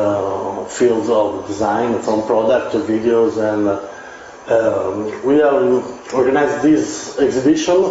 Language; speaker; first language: English; non-native, learner; Italian